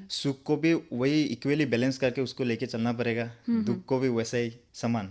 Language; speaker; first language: Hindi; non-native, local second language; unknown